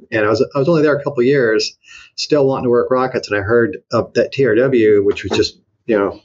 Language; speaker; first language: English; native; English